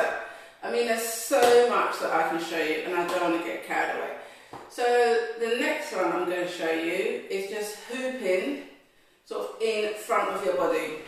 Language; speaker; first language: English; native; English